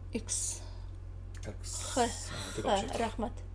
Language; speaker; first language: Japanese; non-native, learner; Tatar